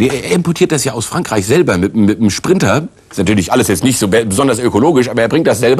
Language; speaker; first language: German; native; German